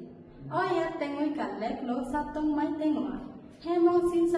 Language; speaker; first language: Cantonese; non-native, learner; Bangla